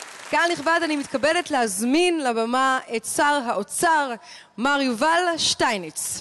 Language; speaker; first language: Hebrew; native; Hebrew